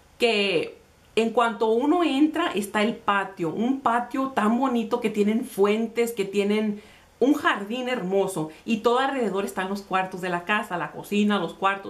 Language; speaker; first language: Spanish; early bilingual, heritage; Spanish